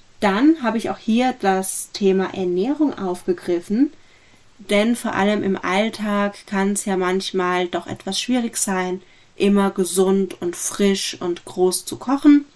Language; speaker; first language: German; native; German